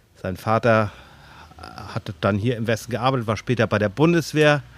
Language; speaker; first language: German; native; German